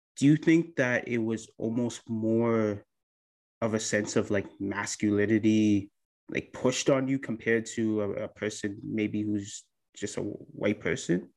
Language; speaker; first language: English; early bilingual, other home language; Akan